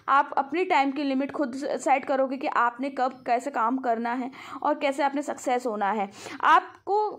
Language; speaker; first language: Hindi; non-native, local second language; Punjabi